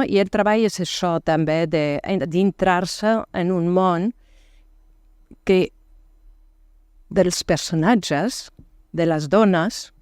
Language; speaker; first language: Catalan; non-native, fluent; French